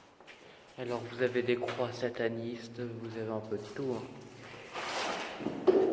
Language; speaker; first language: French; native; French